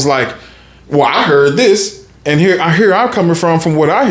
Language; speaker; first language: English; native; English